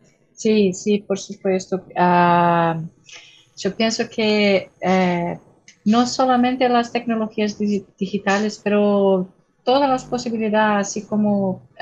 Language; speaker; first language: Spanish; non-native, fluent; Portuguese